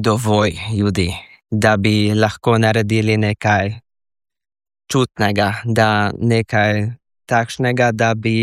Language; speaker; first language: Slovenian; early bilingual, heritage; Slovenian